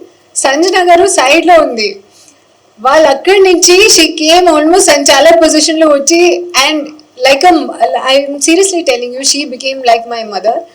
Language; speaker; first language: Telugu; non-native, learner; Hindi